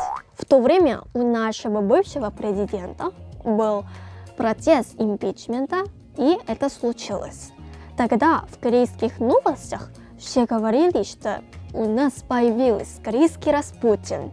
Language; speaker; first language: Russian; non-native, fluent; Korean